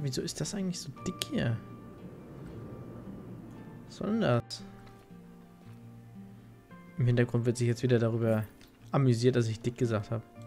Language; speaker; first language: German; native; German